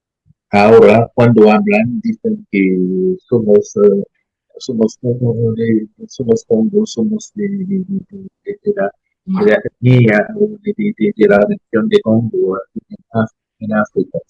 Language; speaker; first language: Spanish; non-native, learner; French